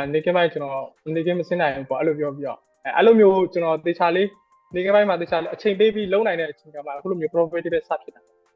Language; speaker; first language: Burmese; native; Burmese